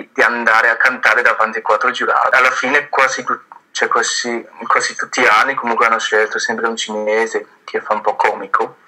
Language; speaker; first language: Italian; non-native, fluent; Chinese